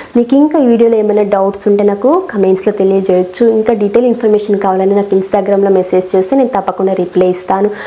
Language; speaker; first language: Telugu; non-native, local second language; Kannada